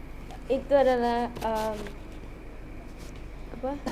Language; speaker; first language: Indonesian; non-native, learner; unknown